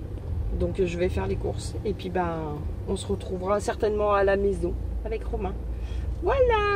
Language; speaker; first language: French; native; French